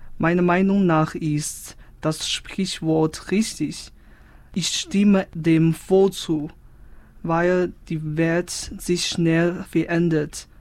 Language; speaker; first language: German; non-native, fluent; Chinese